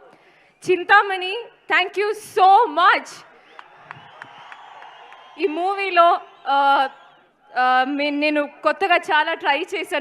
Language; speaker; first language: Telugu; non-native, learner; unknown